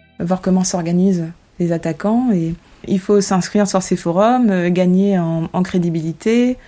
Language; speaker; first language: French; native; French